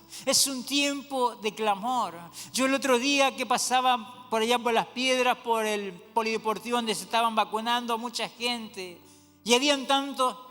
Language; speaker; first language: Spanish; native; Spanish